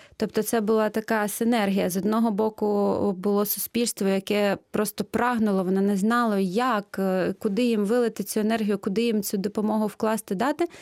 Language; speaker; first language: Ukrainian; native; Ukrainian